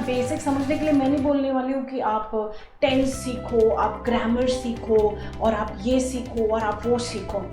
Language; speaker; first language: Hindi; native; Hindi